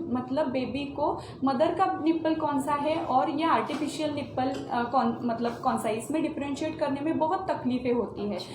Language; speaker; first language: Hindi; non-native, local second language; Marathi